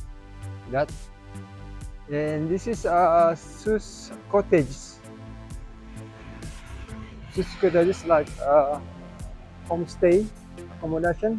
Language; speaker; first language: English; non-native, learner; Indonesian